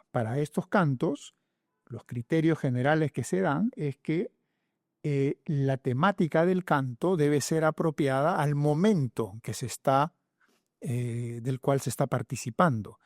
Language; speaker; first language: Spanish; native; Spanish